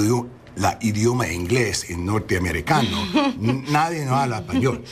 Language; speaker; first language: Spanish; non-native, learner; English